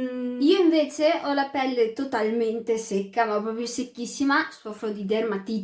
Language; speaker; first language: Italian; early bilingual, other home language; Arabic